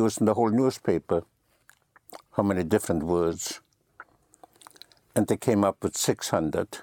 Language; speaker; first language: English; non-native, fluent; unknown